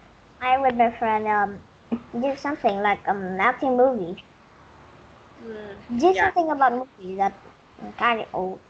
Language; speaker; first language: English; non-native, learner; Vietnamese